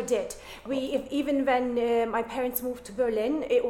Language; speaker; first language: English; non-native, fluent; German